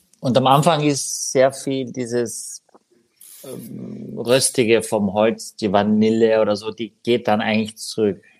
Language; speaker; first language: German; native; German